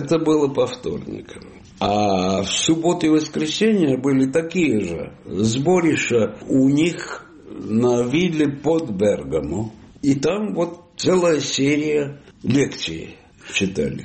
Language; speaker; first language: Russian; non-native, fluent; Italian